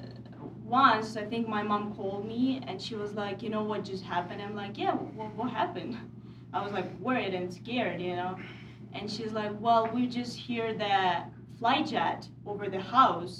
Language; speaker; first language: English; non-native, fluent; Ukrainian